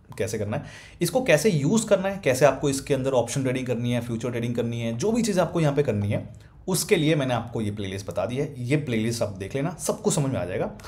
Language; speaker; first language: Hindi; native; Hindi